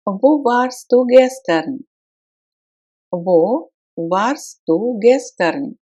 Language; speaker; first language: German; non-native, fluent; Russian